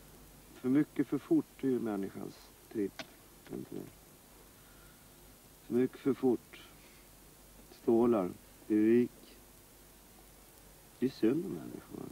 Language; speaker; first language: Swedish; native; Swedish